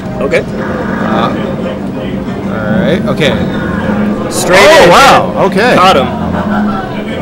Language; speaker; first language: English; native; English